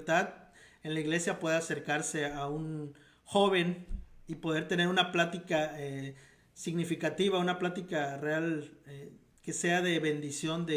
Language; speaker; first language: Spanish; native; Spanish